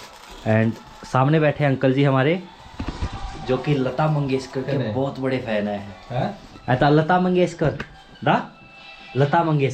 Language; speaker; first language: Hindi; native; Hindi